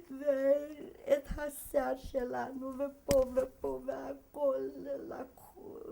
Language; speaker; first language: Hebrew; non-native, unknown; Hungarian